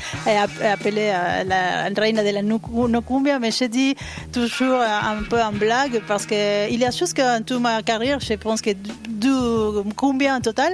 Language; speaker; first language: French; non-native, fluent; Spanish